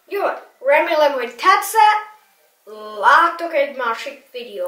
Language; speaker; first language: Hungarian; early bilingual, heritage; English